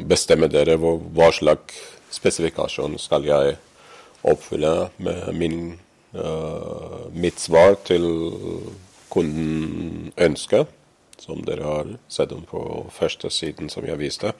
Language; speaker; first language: Norwegian; non-native, fluent; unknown